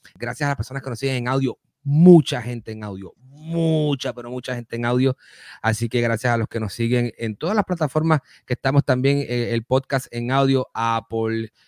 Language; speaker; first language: Spanish; native; Spanish